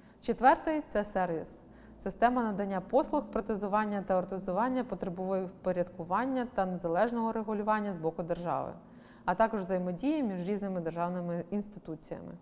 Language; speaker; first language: Ukrainian; native; Ukrainian